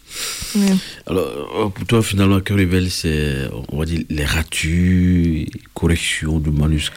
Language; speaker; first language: French; native; French